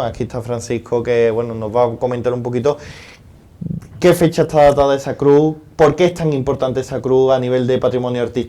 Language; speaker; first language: Spanish; native; Spanish